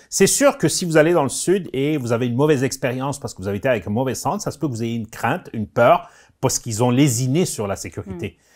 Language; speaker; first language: French; non-native, local second language; Arabic